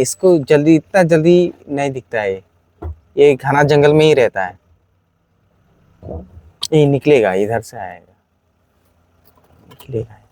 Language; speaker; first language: Hindi; non-native, local second language; Assamese